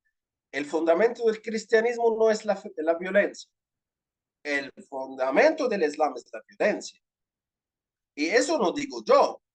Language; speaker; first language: Spanish; non-native, fluent; Arabic